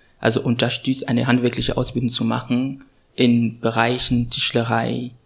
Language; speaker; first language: German; non-native, fluent; Ewe